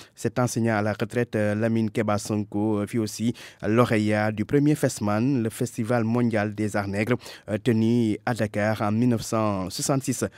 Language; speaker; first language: French; non-native, local second language; Wolof